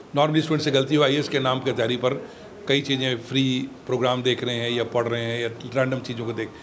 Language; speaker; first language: Hindi; native; Hindi